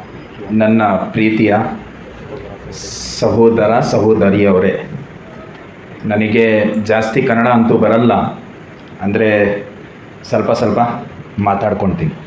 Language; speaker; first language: Kannada; non-native, learner; Urdu